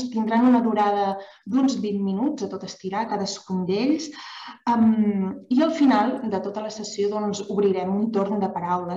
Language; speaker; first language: Catalan; native; Catalan